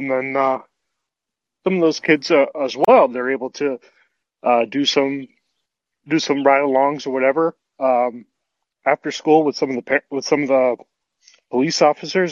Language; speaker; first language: English; native; English